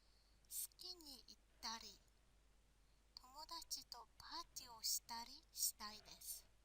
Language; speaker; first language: Japanese; non-native, fluent; Mongolian